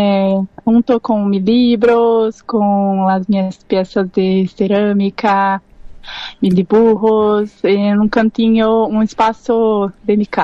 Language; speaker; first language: Spanish; non-native, learner; Portuguese